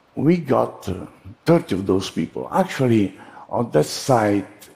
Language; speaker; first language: English; non-native, fluent; Italian